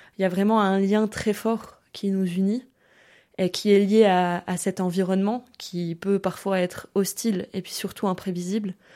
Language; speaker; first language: French; early bilingual, other home language; German